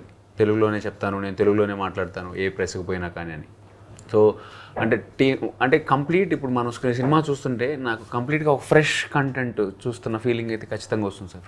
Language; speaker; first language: Telugu; native; Telugu